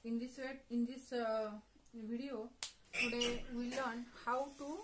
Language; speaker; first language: English; non-native, local second language; Marathi